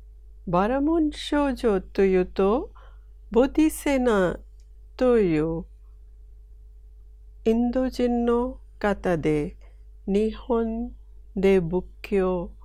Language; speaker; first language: Japanese; non-native, fluent; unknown